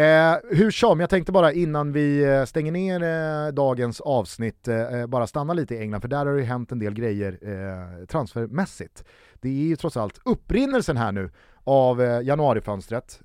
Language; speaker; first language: Swedish; native; Swedish